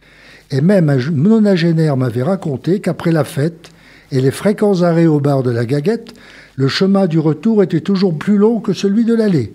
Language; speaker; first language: French; native; French